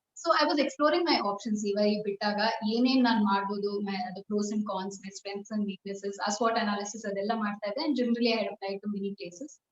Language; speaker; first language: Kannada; non-native, local second language; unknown